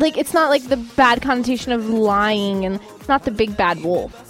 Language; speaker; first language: English; native; English